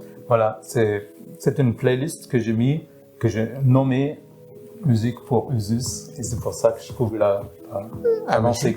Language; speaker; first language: French; non-native, fluent; German